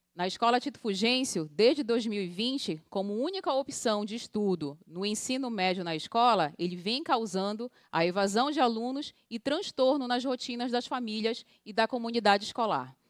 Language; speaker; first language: Portuguese; native; Portuguese